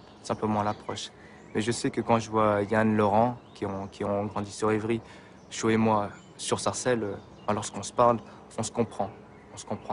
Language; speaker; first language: French; native; French